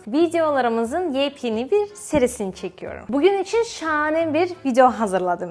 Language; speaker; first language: Turkish; non-native, fluent; Russian